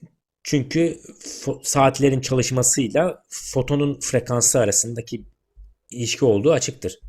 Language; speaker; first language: Turkish; native; Turkish